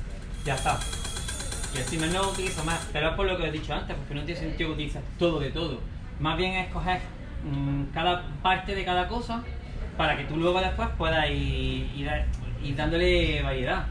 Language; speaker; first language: Spanish; native; Spanish